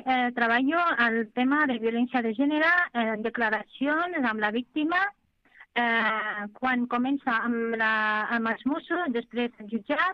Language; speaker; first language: Catalan; non-native, fluent; Arabic